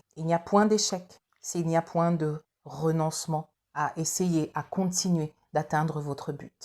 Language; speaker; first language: French; native; French